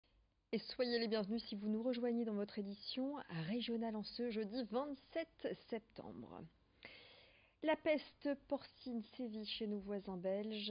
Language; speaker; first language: French; native; French